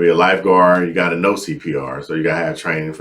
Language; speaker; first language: English; native; English